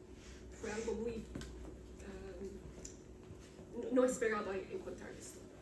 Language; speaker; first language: Spanish; non-native, learner; Romanian